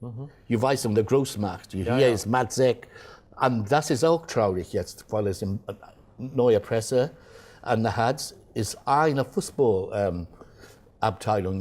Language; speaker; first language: German; non-native, fluent; English